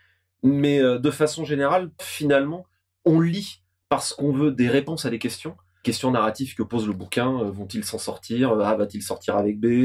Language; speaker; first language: French; native; French